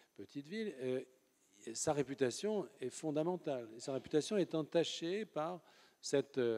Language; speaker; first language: French; native; French